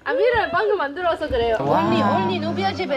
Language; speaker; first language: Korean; non-native, fluent; Arabic